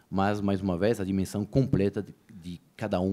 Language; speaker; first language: Portuguese; native; Portuguese